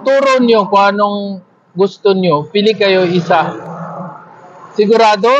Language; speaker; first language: Filipino; non-native, learner; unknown